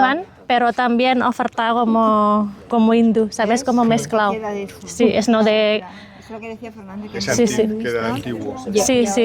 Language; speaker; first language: Spanish; non-native, learner; Indonesian